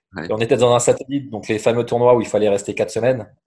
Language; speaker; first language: French; native; French